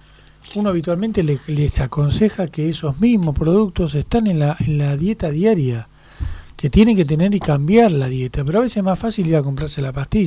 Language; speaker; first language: Spanish; native; Spanish